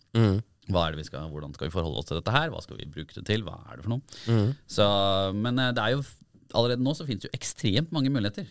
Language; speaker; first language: Norwegian; native; Norwegian